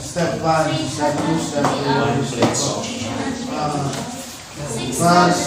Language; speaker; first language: English; non-native, learner; Indonesian